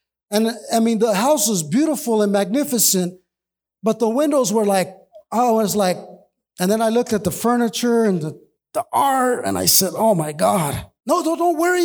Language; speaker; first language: English; native; English